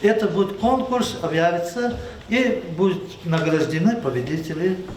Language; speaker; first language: Russian; non-native, local second language; Lezghian